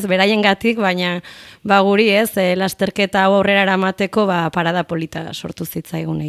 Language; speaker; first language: Basque; native; Basque